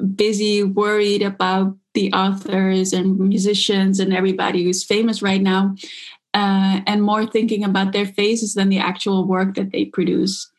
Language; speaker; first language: English; early bilingual, other home language; Dutch